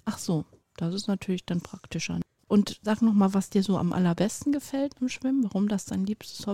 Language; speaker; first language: German; native; German